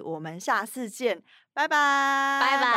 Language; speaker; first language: Chinese; native; Chinese